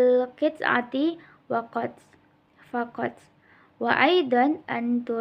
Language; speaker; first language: Arabic; non-native, learner; Indonesian